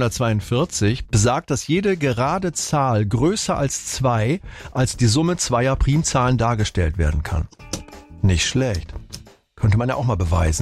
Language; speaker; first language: German; native; German